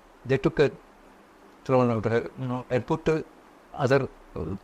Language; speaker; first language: English; non-native, local second language; Konkani